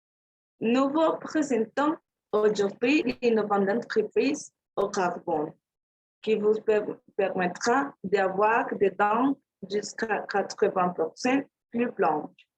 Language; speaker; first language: French; non-native, learner; Spanish